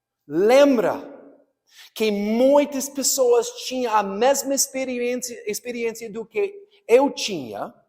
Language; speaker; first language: Portuguese; non-native, fluent; English